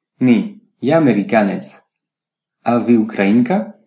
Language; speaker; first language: Ukrainian; non-native, learner; English